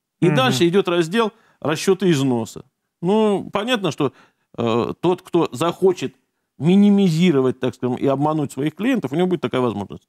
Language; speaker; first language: Russian; native; Russian